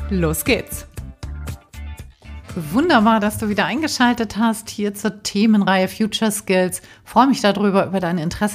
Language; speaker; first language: German; native; German